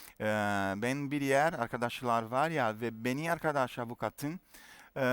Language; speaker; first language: Turkish; non-native, learner; Portuguese